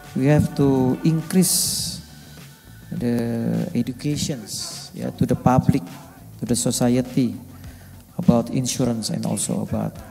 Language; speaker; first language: English; non-native, fluent; Indonesian